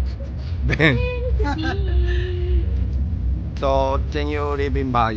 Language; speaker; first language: English; non-native, learner; Japanese